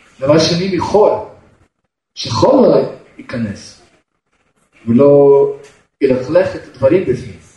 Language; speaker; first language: Hebrew; non-native, fluent; Russian